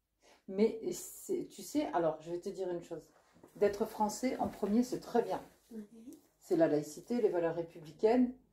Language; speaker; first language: French; native; French